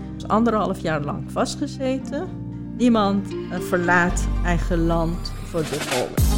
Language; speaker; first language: Dutch; non-native, fluent; Persian